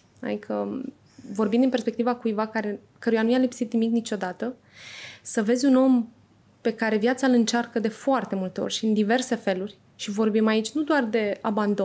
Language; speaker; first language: Romanian; native; Romanian